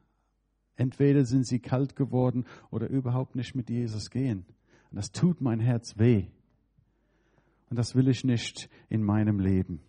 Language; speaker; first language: German; non-native, fluent; English